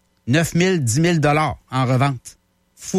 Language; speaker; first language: French; native; French